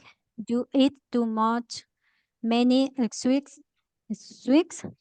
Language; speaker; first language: English; non-native, learner; Spanish